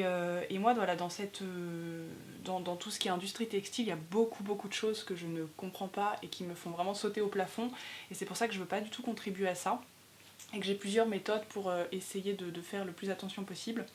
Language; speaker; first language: French; native; French